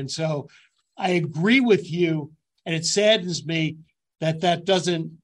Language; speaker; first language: English; native; English